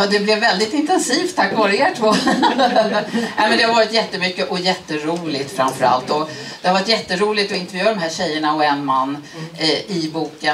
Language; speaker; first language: Swedish; native; Swedish